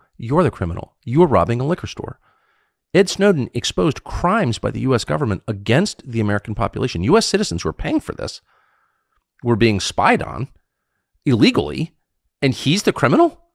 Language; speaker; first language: English; native; English